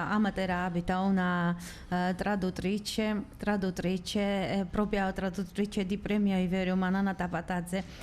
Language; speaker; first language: Italian; non-native, learner; Georgian